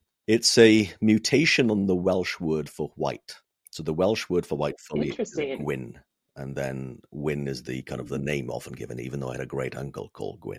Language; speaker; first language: English; non-native, local second language; Welsh